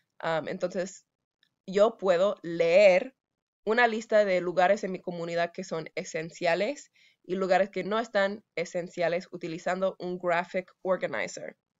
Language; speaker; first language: Spanish; non-native, fluent; English